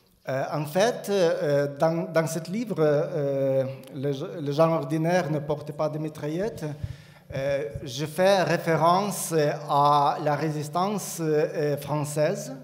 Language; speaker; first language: French; non-native, learner; Ukrainian